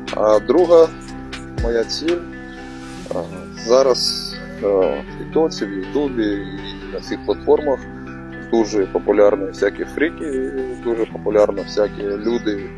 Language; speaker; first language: Ukrainian; non-native, local second language; Russian